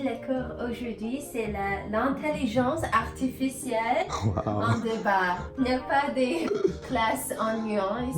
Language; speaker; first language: French; non-native, learner; English